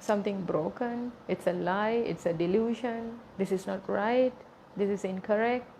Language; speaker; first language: English; non-native, local second language; Sinhala